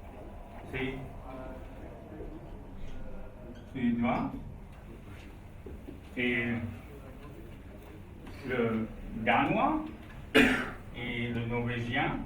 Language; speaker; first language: French; non-native, fluent; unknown